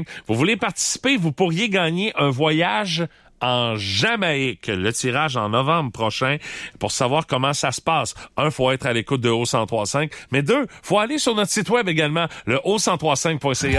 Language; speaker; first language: French; native; French